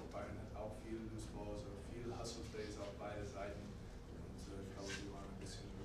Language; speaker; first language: German; non-native, learner; English